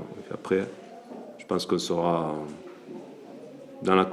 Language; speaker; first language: French; native; French